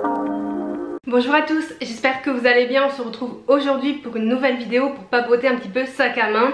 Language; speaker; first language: French; native; French